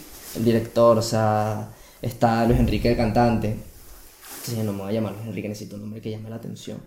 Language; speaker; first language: Spanish; native; Spanish